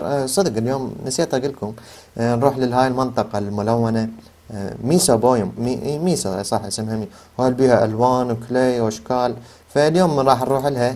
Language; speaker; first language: Arabic; native; Arabic